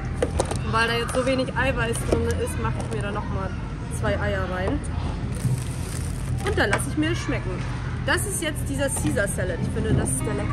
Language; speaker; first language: German; native; German